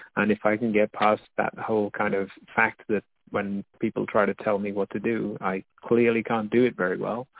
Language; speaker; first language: English; native; English